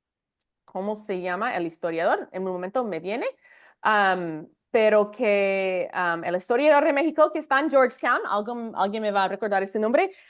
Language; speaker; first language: Spanish; non-native, fluent; English